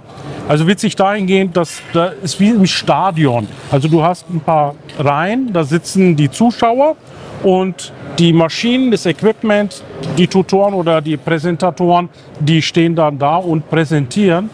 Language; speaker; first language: German; native; German